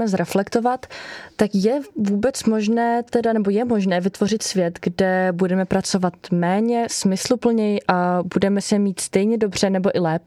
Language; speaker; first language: Czech; native; Czech